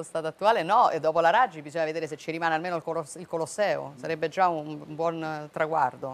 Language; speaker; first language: Italian; native; Italian